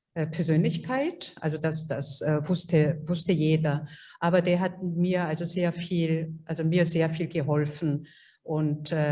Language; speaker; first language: German; non-native, fluent; Korean